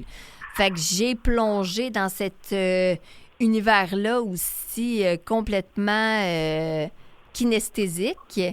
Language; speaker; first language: French; native; French